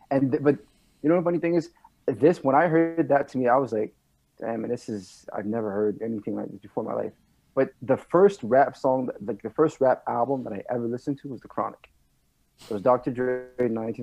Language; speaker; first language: English; non-native, fluent; French